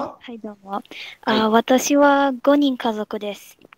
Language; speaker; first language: Japanese; non-native, learner; Malay